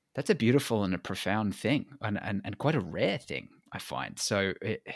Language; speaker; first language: English; native; English